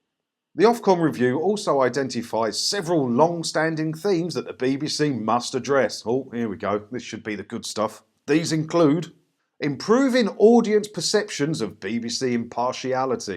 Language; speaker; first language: English; native; English